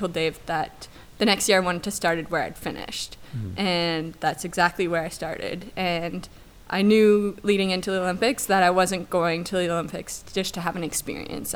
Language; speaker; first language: English; native; English